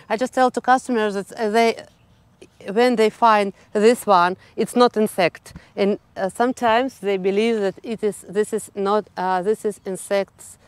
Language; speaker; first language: English; non-native, learner; Russian